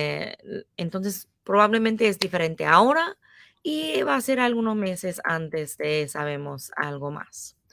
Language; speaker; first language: Spanish; non-native, fluent; English